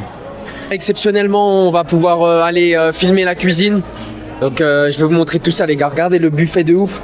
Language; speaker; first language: French; native; French